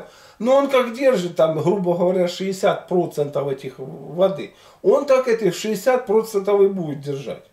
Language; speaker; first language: Russian; native; Russian